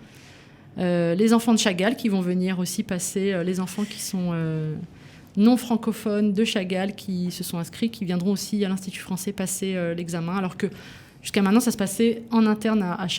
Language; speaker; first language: French; native; French